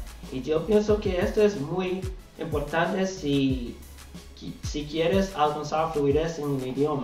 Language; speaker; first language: Spanish; non-native, learner; English